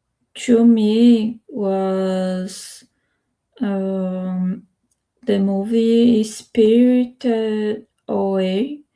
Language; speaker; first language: English; non-native, learner; Spanish